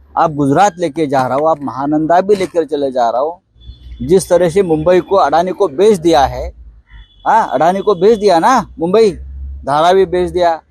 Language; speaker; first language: Hindi; non-native, local second language; Marathi